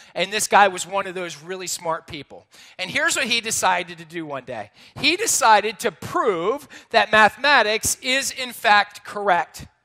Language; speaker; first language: English; native; English